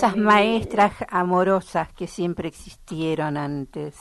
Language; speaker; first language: Spanish; native; Spanish